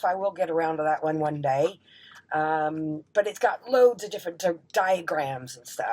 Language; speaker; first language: English; native; English